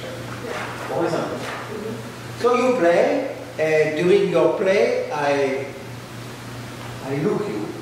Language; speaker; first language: English; non-native, learner; French